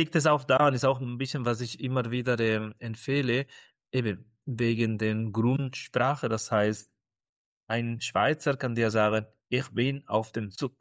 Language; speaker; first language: German; non-native, fluent; Spanish